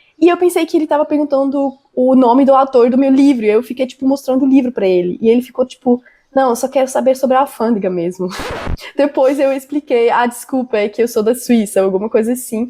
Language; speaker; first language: Portuguese; non-native, fluent; German